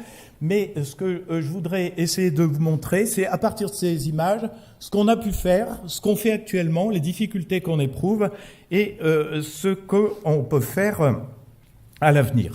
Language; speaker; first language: French; native; French